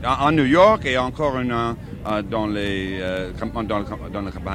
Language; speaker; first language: French; non-native, learner; English